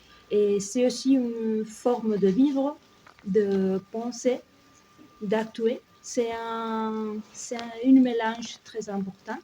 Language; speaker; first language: French; non-native, learner; Spanish